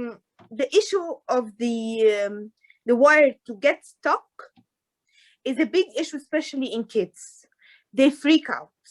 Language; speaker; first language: English; non-native, fluent; Arabic